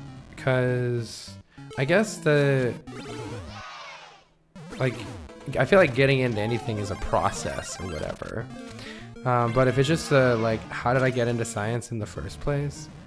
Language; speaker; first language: English; native; English